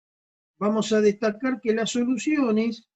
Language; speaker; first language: Spanish; native; Spanish